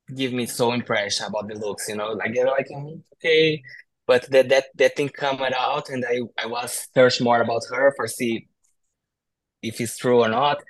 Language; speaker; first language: English; non-native, learner; Portuguese